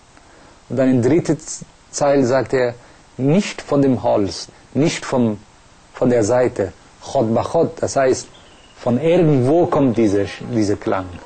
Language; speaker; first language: German; non-native, fluent; Persian